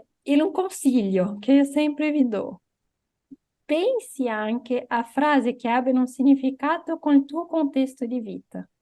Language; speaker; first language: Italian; non-native, fluent; Portuguese